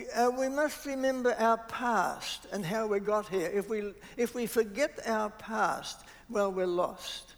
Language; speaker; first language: English; native; English